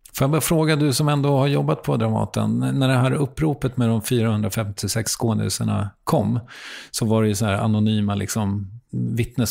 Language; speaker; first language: Swedish; native; Swedish